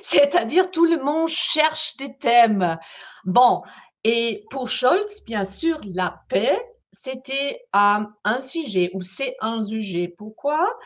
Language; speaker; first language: French; non-native, fluent; German